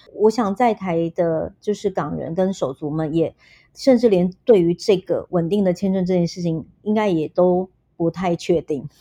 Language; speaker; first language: Chinese; native; Chinese